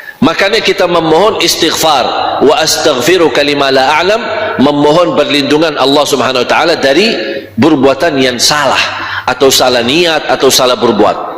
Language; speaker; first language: Malay; non-native, fluent; Arabic